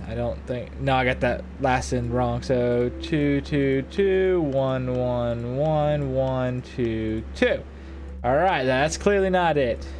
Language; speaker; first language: English; native; English